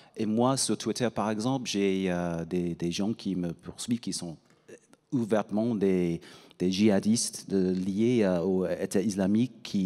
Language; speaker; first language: French; non-native, fluent; English